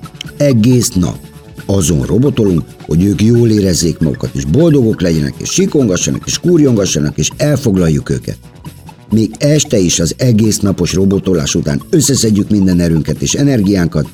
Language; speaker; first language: Hungarian; native; Hungarian